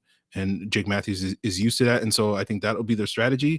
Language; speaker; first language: English; native; English